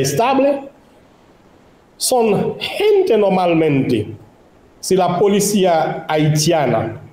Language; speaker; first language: Spanish; non-native, local second language; Haitian Creole